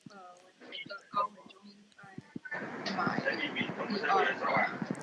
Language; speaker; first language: Chinese; non-native, learner; English